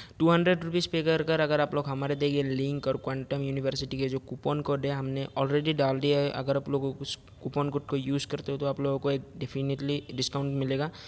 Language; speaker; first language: Hindi; non-native, local second language; Assamese